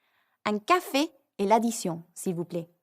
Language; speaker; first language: French; non-native, fluent; English